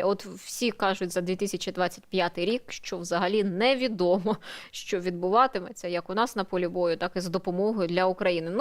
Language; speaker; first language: Ukrainian; native; Ukrainian